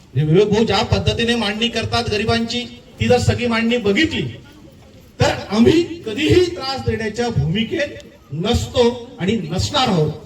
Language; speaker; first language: Marathi; native; Marathi